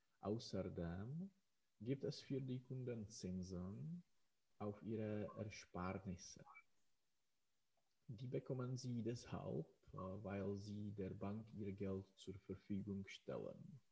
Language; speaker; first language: German; non-native, learner; Czech